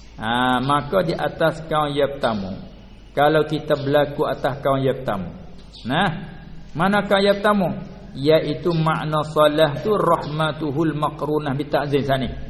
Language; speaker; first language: Malay; native; Malay